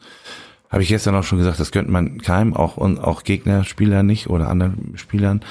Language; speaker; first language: German; native; German